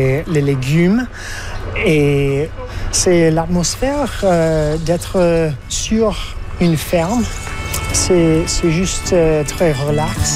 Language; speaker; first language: French; non-native, fluent; English